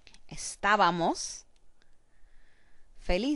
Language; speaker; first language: Spanish; non-native, learner; English